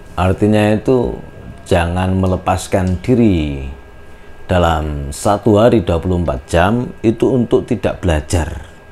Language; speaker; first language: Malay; non-native, local second language; Javanese